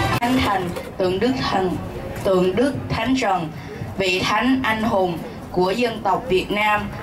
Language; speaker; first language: Vietnamese; early bilingual, heritage; Vietnamese